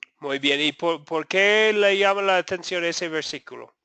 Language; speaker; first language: Spanish; non-native, fluent; English